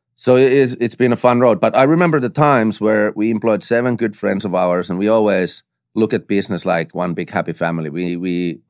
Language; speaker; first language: English; non-native, fluent; Finnish